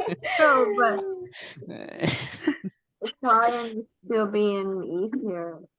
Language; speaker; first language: English; non-native, learner; Spanish